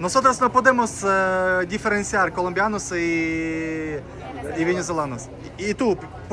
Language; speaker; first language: Spanish; non-native, learner; Russian